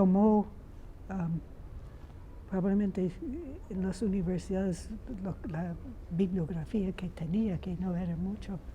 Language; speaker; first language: Spanish; non-native, fluent; English